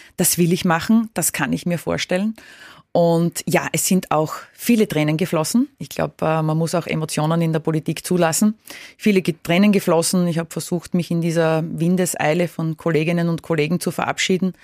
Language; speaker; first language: German; native; German